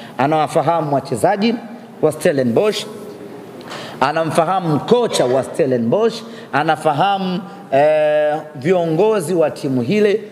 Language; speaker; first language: Swahili; native; Swahili